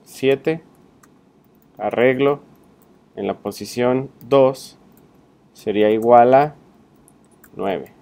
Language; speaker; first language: Spanish; native; Spanish